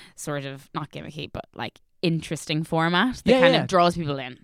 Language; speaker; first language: English; native; English